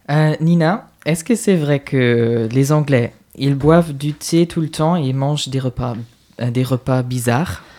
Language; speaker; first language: French; non-native, fluent; German